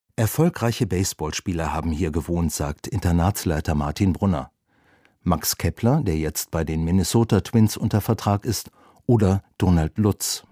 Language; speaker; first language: German; native; German